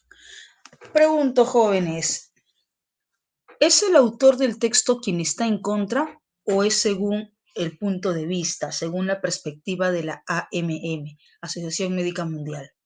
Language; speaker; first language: Spanish; native; Spanish